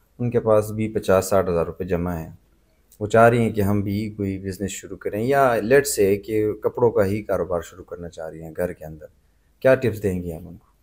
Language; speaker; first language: Urdu; non-native, local second language; Pashto